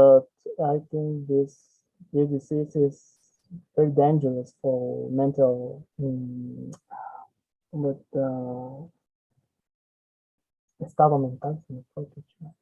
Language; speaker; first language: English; non-native, learner; Spanish